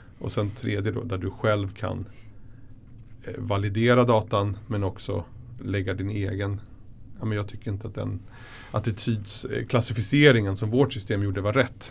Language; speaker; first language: Swedish; early bilingual, other home language; Spanish